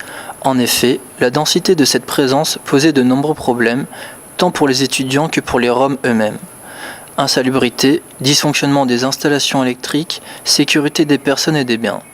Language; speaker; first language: French; native; French